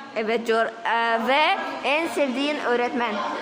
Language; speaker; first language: Turkish; non-native, fluent; Kazakh